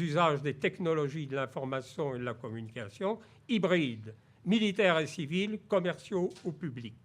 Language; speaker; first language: French; native; French